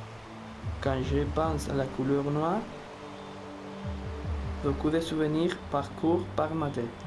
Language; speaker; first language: French; non-native, fluent; Spanish